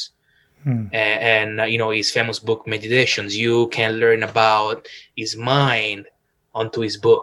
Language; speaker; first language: English; non-native, fluent; Italian